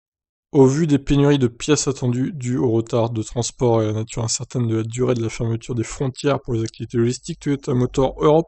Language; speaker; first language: French; native; French